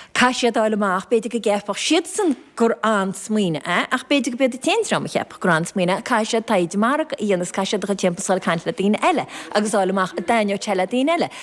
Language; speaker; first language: Irish; native; Irish